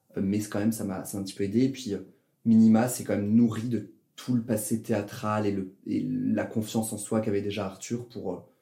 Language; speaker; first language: French; native; French